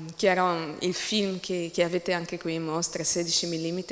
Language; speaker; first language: Italian; non-native, learner; English